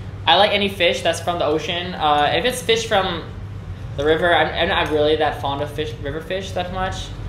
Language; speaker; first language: English; native; English